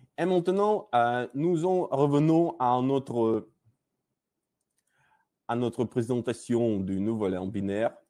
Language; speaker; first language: French; non-native, learner; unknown